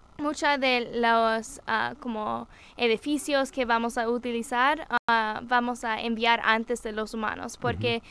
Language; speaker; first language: Spanish; non-native, learner; English